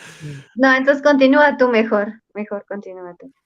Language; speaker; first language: Spanish; native; Spanish